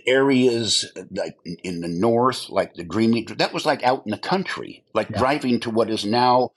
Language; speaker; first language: English; native; English